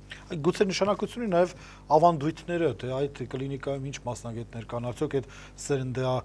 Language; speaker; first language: Armenian; native; Armenian